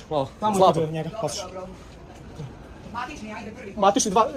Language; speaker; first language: Croatian; native; Croatian